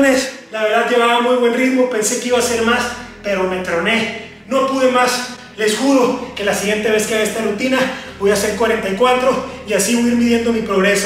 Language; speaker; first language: Spanish; native; Spanish